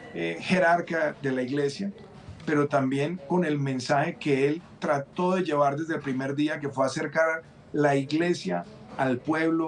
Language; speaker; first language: Spanish; native; Spanish